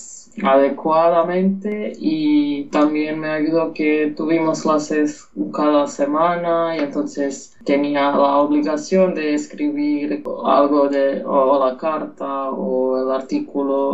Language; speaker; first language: Spanish; non-native, fluent; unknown